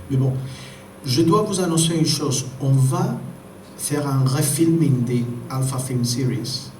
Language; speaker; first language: French; non-native, fluent; Spanish